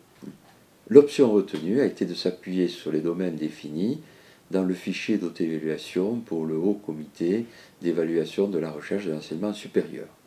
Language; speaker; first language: French; native; French